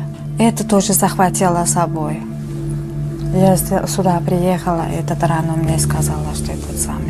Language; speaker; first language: Russian; non-native, learner; Uzbek